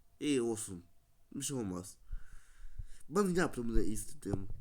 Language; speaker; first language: Turkish; non-native, learner; Russian